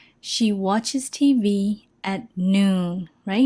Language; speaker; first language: English; non-native, fluent; Burmese